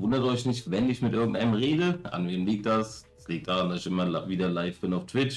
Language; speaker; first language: German; native; German